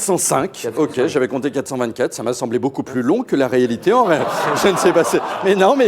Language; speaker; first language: French; native; French